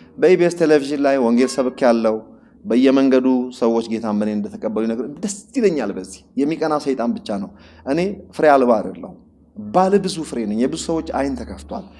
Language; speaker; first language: Amharic; non-native, local second language; Oromo